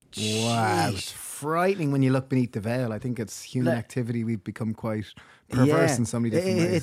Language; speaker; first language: English; native; English